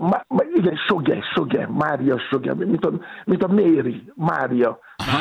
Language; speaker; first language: Hungarian; non-native, fluent; Yoruba